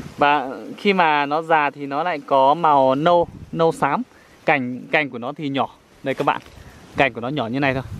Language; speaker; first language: Vietnamese; non-native, local second language; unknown